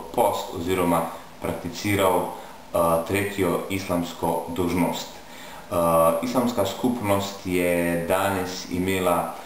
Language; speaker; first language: Slovenian; non-native, local second language; Bosnian